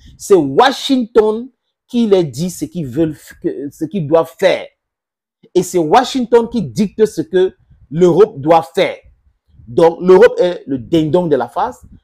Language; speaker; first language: French; non-native, local second language; English